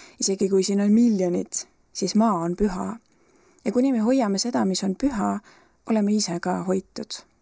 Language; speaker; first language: Estonian; native; Estonian